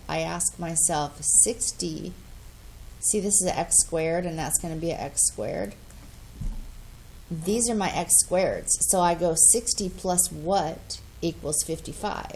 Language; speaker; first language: English; native; English